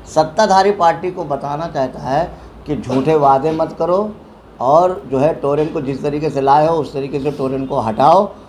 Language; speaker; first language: Hindi; non-native, local second language; Urdu